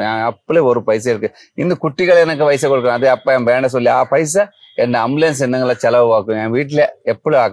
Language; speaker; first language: Malayalam; non-native, learner; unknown